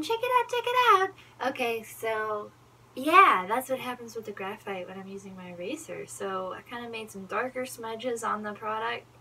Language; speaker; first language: English; native; English